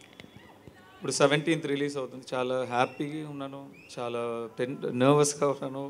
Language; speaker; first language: Telugu; non-native, learner; Tamil